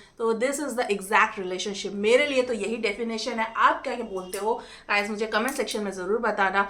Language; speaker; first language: Hindi; non-native, local second language; Bangla